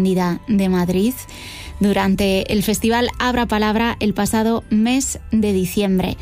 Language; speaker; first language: Spanish; native; Spanish